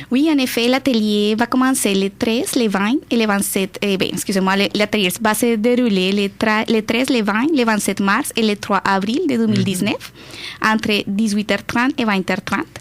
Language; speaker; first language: French; non-native, fluent; Spanish